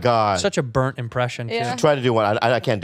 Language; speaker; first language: English; native; English